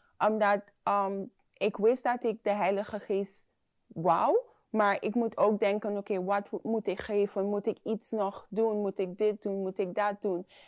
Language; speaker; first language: Dutch; non-native, fluent; English